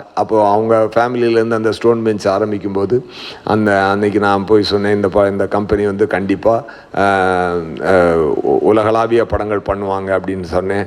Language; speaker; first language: Tamil; native; Tamil